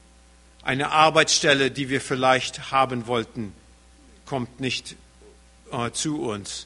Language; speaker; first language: German; early bilingual, heritage; German